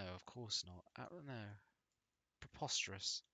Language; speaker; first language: English; native; English